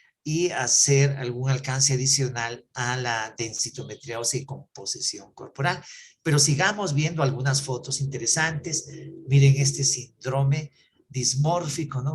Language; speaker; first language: Spanish; native; Spanish